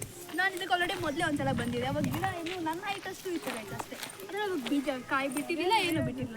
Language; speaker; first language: Kannada; native; Kannada